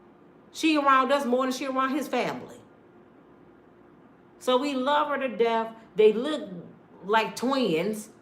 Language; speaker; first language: English; native; English